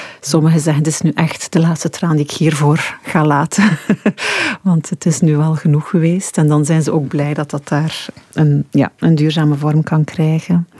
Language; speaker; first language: Dutch; native; Dutch